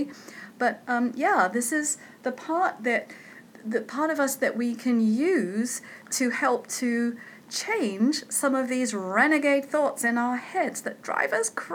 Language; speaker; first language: English; native; English